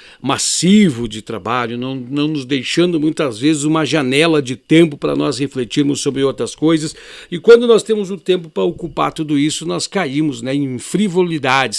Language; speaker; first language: Portuguese; native; Portuguese